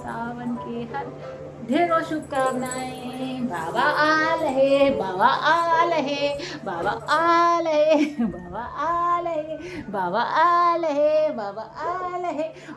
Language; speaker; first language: Hindi; native; Hindi